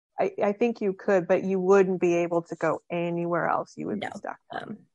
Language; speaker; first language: English; native; English